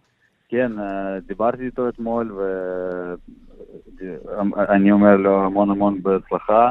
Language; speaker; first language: Hebrew; non-native, learner; Russian